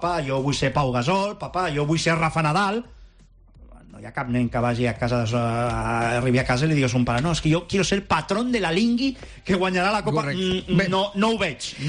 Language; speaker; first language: Catalan; native; Catalan